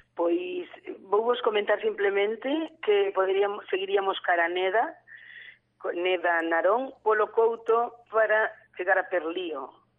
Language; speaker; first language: Galician; native; Galician